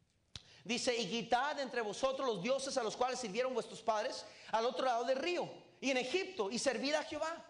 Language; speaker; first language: Spanish; native; Spanish